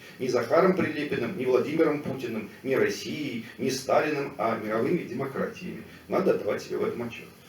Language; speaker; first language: Russian; native; Russian